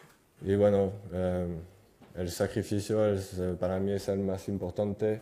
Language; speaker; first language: Spanish; non-native, fluent; French